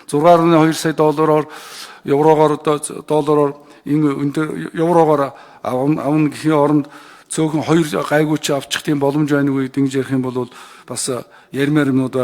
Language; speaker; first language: Mongolian; native; Mongolian